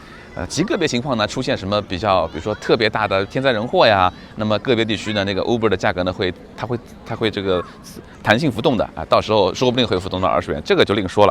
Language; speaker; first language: Chinese; native; Chinese